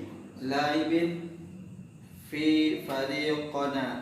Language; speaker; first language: Arabic; non-native, learner; Indonesian